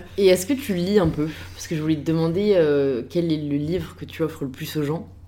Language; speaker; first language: French; native; French